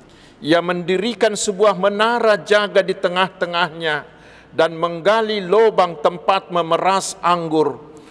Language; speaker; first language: Indonesian; non-native, local second language; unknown